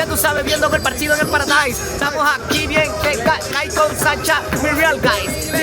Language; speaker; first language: Spanish; native; Spanish